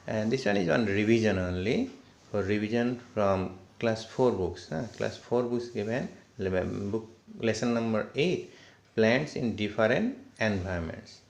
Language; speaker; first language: English; non-native, local second language; Assamese